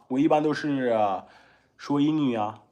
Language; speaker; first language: Chinese; non-native, learner; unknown